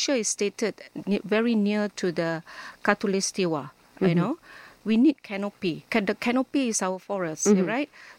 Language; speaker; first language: English; non-native, local second language; Malay